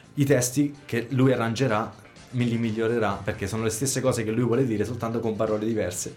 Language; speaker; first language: Italian; native; Italian